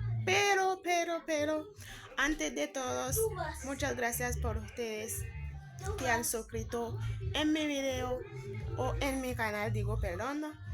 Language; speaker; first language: Spanish; non-native, fluent; Haitian Creole